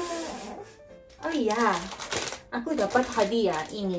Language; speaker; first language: Indonesian; native; Indonesian